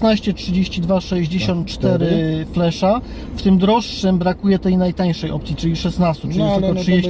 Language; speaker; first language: Polish; native; Polish